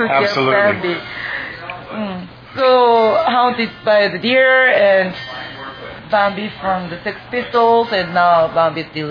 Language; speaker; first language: English; non-native, fluent; Japanese